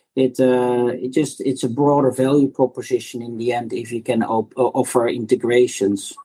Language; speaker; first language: English; non-native, fluent; Dutch